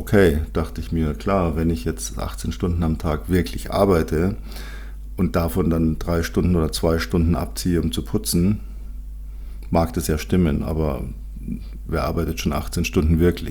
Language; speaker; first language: German; native; German